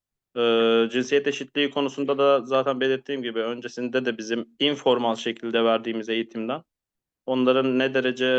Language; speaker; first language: Turkish; native; Turkish